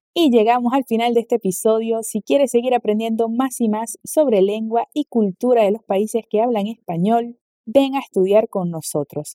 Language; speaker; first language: Spanish; native; Spanish